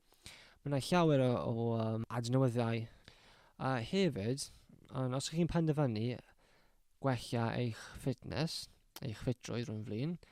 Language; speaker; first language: Welsh; non-native, local second language; English